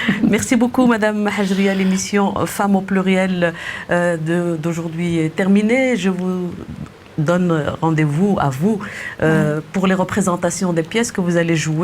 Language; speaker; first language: French; native; French